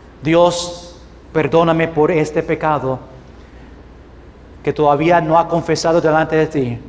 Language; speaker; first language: Spanish; non-native, fluent; English